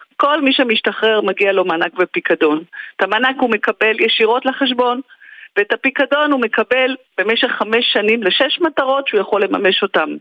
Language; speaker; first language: Hebrew; native; Hebrew